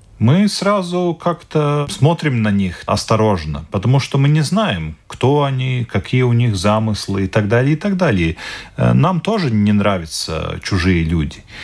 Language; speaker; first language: Russian; non-native, local second language; Latvian